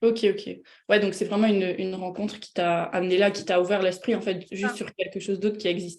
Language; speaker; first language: French; native; French